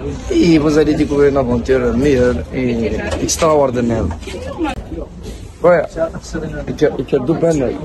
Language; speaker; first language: French; non-native, local second language; Arabic